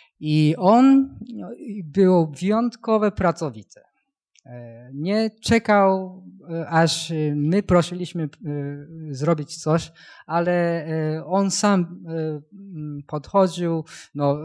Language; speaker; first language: Polish; non-native, learner; Japanese